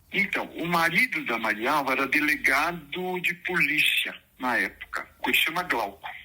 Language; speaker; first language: Portuguese; native; Portuguese